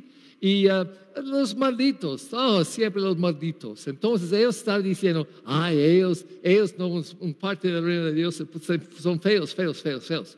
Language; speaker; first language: Spanish; non-native, learner; English